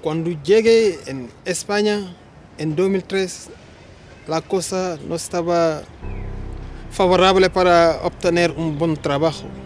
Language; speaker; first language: Spanish; non-native, fluent; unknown